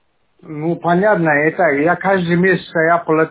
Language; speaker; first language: Russian; non-native, learner; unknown